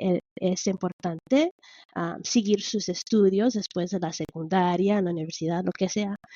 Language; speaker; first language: Spanish; early bilingual, heritage; Spanish